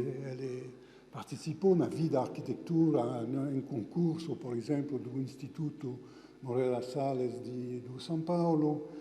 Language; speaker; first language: Portuguese; non-native, fluent; French